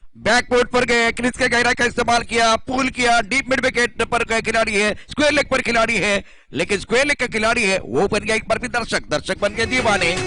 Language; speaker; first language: Hindi; non-native, local second language; Marathi